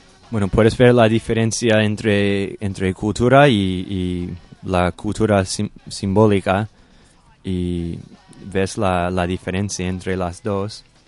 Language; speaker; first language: Spanish; native; Spanish